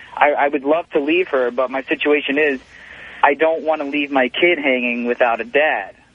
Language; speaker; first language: English; native; English